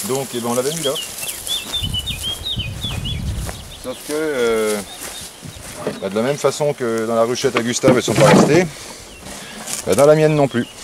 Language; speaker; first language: French; native; French